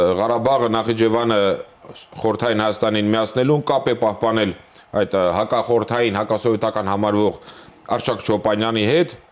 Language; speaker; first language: Armenian; native; Armenian